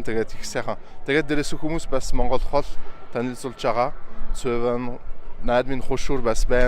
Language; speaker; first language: Mongolian; non-native, fluent; French